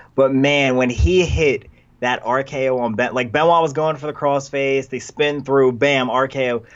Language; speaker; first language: English; native; English